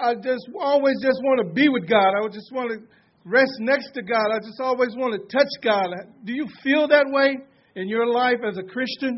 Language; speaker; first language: English; native; English